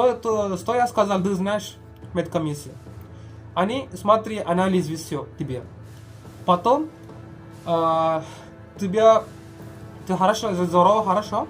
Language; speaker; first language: Russian; non-native, learner; Malayalam